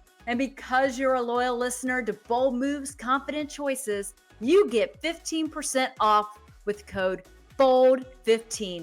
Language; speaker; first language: English; native; English